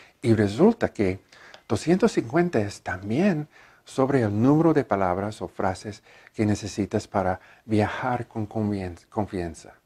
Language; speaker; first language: Spanish; non-native, learner; English